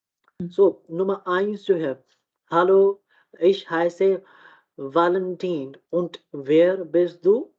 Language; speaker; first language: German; non-native, fluent; Urdu